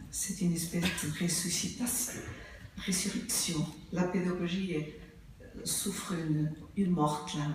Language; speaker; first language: French; non-native, fluent; Portuguese